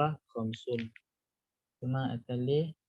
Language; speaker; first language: Arabic; non-native, learner; Indonesian